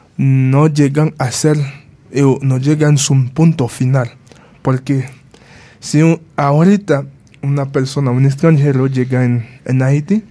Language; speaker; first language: Spanish; non-native, fluent; Haitian Creole